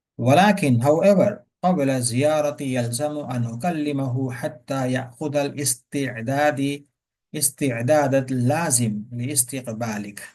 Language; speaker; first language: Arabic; non-native, fluent; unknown